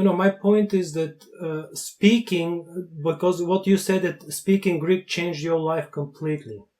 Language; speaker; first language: English; non-native, fluent; Bulgarian